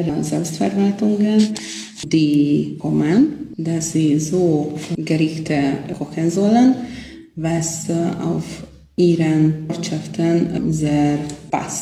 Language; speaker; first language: German; non-native, local second language; Hungarian